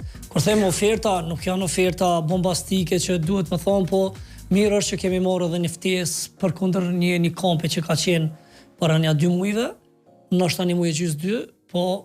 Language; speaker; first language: Albanian; native; Albanian